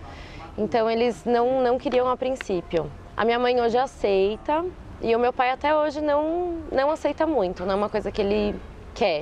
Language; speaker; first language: Portuguese; early bilingual, other home language; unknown